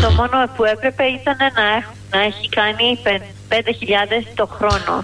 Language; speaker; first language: Greek; early bilingual, heritage; Greek